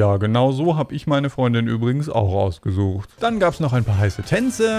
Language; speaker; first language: German; native; German